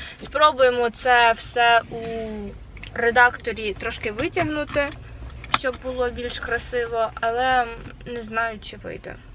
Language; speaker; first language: Ukrainian; non-native, local second language; Russian